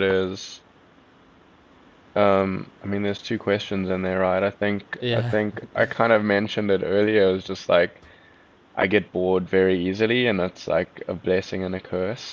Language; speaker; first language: English; native; English